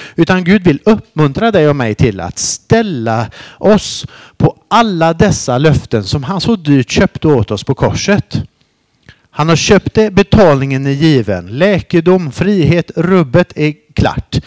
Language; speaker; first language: Swedish; native; Swedish